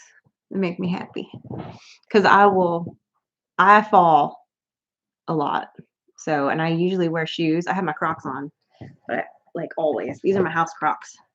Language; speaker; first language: English; native; English